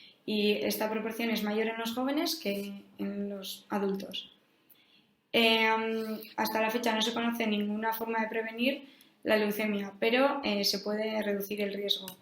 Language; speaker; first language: Spanish; native; Spanish